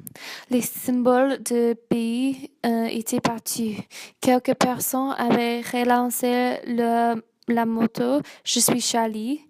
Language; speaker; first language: French; non-native, learner; English